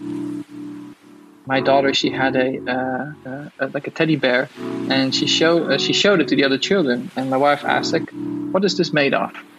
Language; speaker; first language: English; non-native, fluent; Dutch